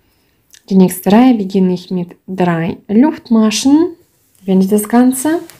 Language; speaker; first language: German; non-native, fluent; Russian